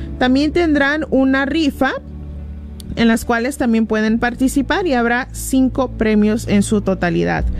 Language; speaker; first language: Spanish; early bilingual, heritage; Spanish